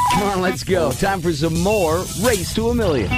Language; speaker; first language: English; native; English